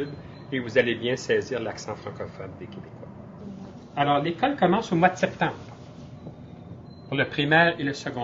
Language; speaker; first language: French; native; French